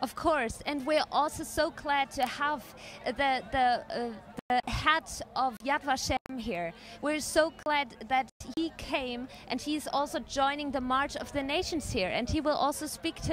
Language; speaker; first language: English; non-native, fluent; German